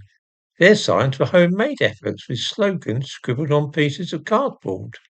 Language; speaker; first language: English; native; English